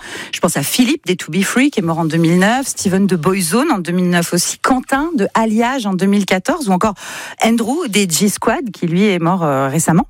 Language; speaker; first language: French; native; French